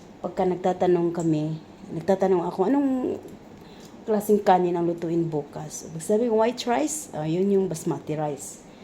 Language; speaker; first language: Filipino; non-native, local second language; Cebuano